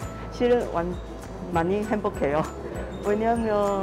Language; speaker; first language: Korean; non-native, learner; Chinese